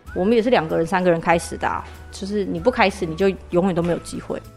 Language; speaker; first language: Chinese; native; Chinese